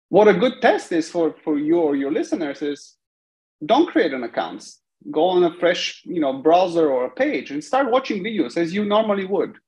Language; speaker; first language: English; non-native, fluent; Bulgarian